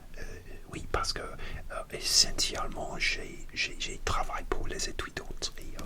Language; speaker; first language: French; non-native, learner; English